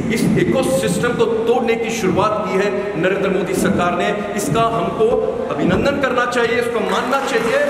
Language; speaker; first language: Urdu; non-native, local second language; Kashmiri